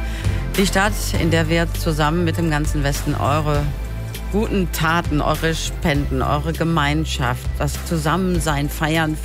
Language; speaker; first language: German; native; German